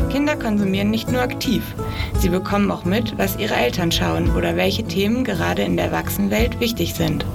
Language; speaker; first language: German; native; German